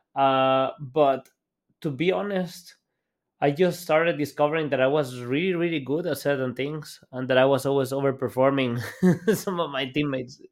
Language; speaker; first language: English; non-native, fluent; Spanish